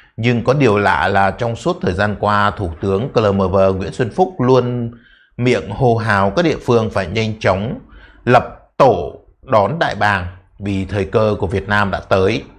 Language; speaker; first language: Vietnamese; native; Vietnamese